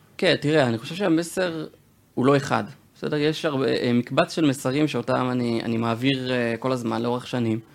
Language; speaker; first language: Hebrew; native; Hebrew